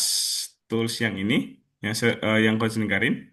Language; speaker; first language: Indonesian; native; Indonesian